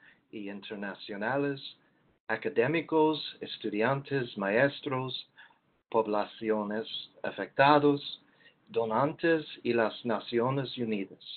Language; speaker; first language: Spanish; non-native, learner; English